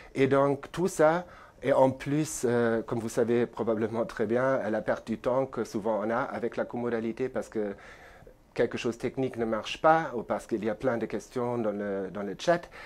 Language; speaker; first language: French; non-native, fluent; German